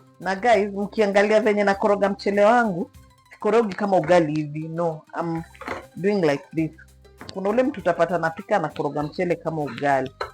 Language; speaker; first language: Swahili; non-native, local second language; Luyia